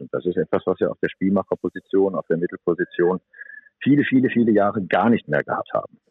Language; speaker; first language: German; native; German